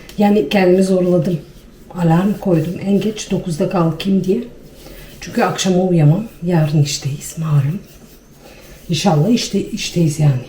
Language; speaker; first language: Turkish; native; Turkish